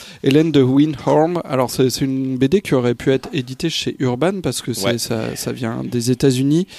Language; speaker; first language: French; native; French